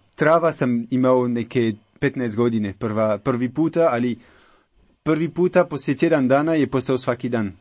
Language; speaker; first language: Croatian; non-native, learner; French